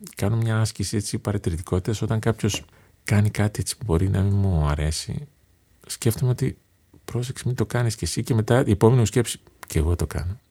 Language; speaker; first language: Greek; native; Greek